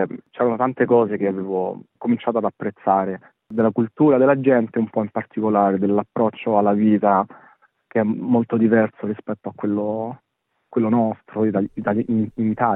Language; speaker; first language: Italian; native; Italian